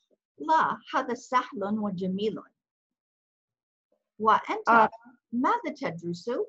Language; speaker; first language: Arabic; non-native, fluent; English